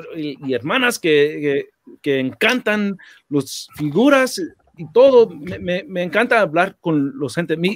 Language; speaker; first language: Spanish; non-native, learner; English